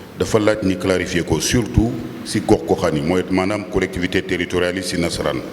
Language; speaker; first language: Wolof; non-native, local second language; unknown